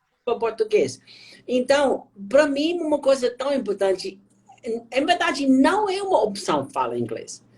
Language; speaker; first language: Portuguese; non-native, fluent; German